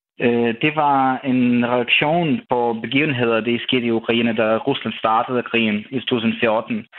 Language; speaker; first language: Danish; non-native, fluent; Ukrainian